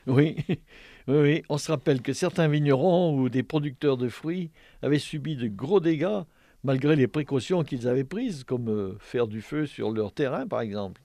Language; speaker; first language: French; native; French